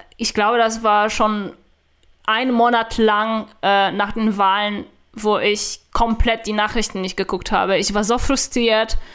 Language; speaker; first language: German; non-native, fluent; Polish